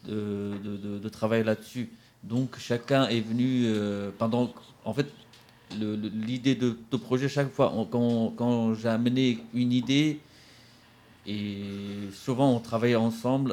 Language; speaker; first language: French; non-native, fluent; Central Kurdish